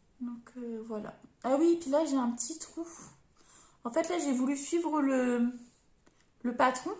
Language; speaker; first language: French; native; French